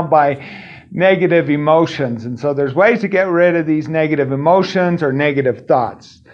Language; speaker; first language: English; native; English